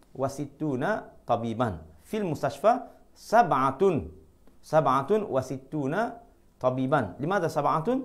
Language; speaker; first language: Arabic; non-native, fluent; Malay